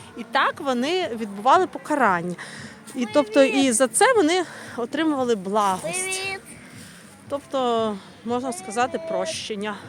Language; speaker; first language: Ukrainian; native; Ukrainian